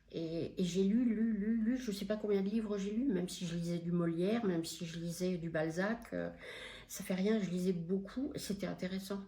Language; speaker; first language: French; native; French